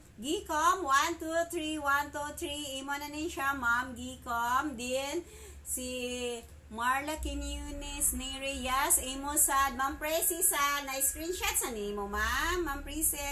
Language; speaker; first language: Cebuano; native; Cebuano